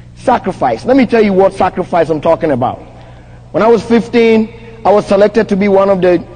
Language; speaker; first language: English; non-native, local second language; Akan